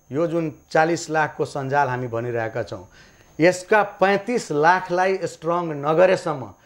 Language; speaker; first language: Nepali; non-native, local second language; Maithili